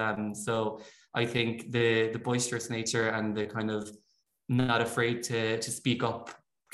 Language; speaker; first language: English; native; English